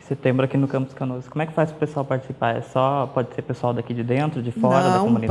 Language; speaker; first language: Portuguese; native; Portuguese